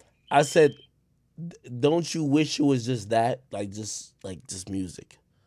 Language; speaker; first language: English; native; English